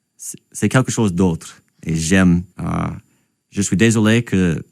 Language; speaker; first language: French; non-native, local second language; English